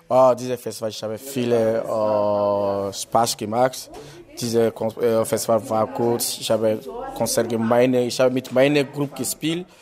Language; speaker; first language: German; non-native, learner; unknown